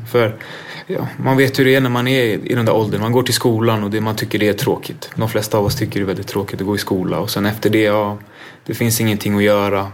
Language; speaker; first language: Swedish; native; Swedish